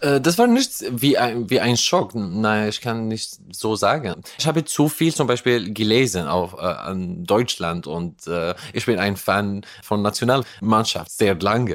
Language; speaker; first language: German; non-native, learner; Arabic